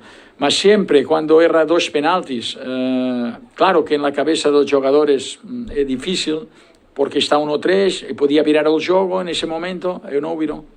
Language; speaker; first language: Portuguese; non-native, learner; Spanish